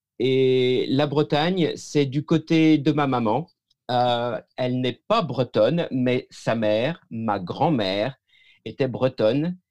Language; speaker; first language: French; native; French